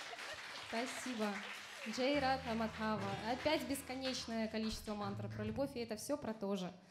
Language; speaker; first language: Russian; native; Russian